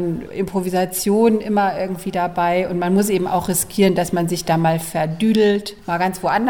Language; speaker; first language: German; native; German